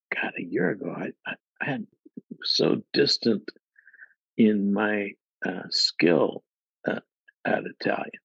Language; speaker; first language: English; native; English